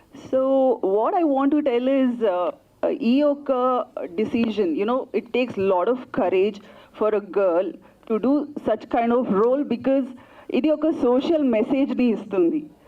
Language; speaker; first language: English; non-native, local second language; Telugu